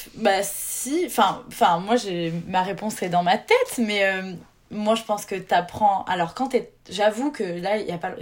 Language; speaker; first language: French; native; French